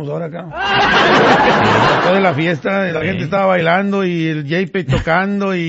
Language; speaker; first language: Spanish; native; Spanish